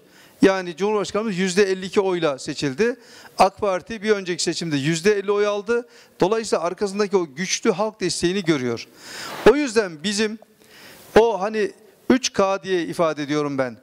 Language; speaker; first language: Turkish; native; Turkish